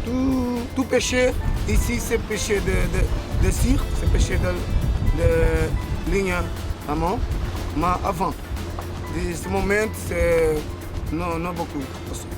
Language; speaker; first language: French; non-native, learner; Kabuverdianu